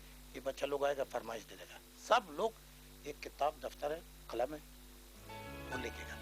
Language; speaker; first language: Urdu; non-native, learner; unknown